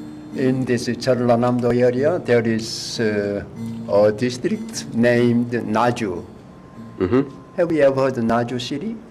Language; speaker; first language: English; non-native, learner; Korean